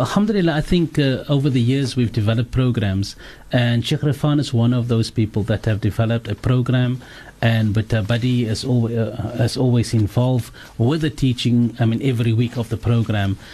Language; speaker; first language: English; early bilingual, other home language; Afrikaans